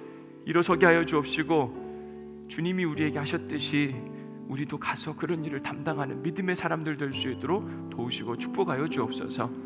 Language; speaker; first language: Korean; native; Korean